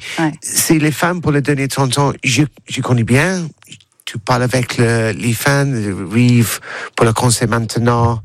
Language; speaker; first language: French; non-native, learner; English